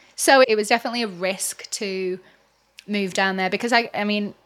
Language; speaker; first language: English; native; English